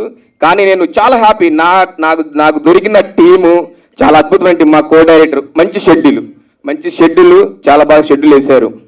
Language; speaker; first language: Telugu; native; Telugu